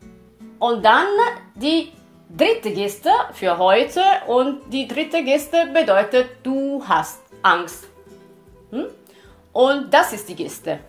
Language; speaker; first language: German; non-native, fluent; Italian